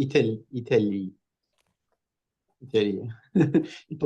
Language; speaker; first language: French; non-native, learner; Turkish